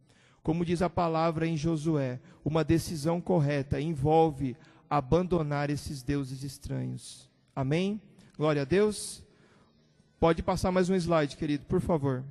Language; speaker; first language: Portuguese; native; Portuguese